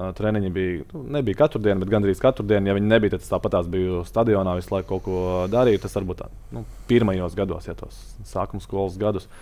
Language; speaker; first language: Latvian; native; Latvian